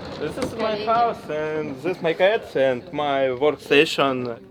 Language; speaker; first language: English; non-native, learner; Russian